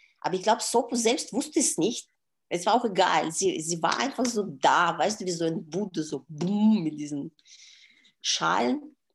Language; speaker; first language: German; non-native, fluent; Russian